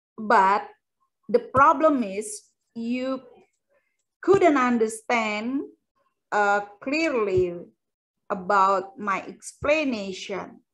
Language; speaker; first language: English; non-native, fluent; Indonesian